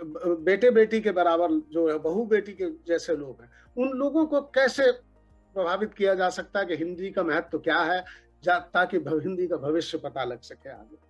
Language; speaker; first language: Hindi; native; Hindi